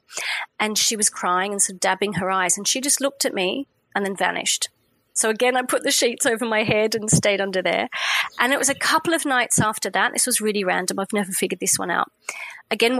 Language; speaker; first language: English; native; English